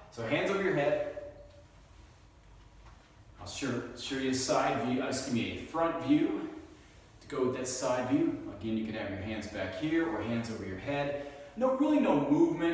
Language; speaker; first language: English; native; English